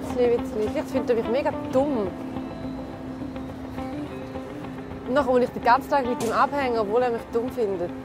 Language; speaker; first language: German; native; German